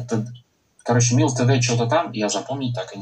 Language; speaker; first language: Russian; native; Russian